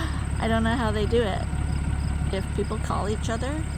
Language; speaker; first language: English; native; English